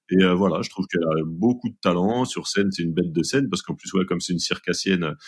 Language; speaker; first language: French; native; French